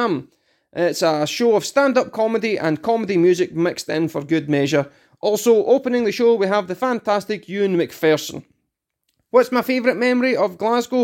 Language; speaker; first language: English; native; English